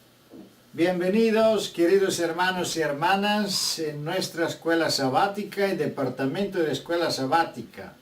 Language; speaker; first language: Spanish; non-native, fluent; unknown